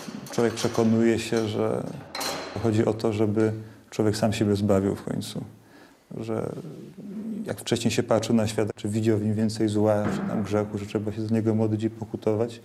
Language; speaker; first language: Polish; native; Polish